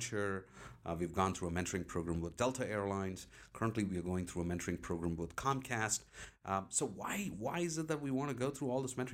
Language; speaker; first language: English; native; English